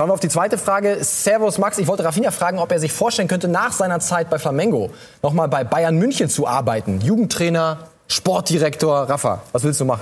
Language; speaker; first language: German; native; German